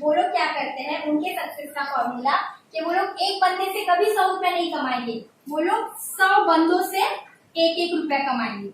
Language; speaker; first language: Hindi; non-native, local second language; Marathi